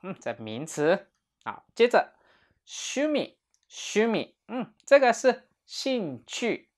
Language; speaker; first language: Chinese; non-native, fluent; Japanese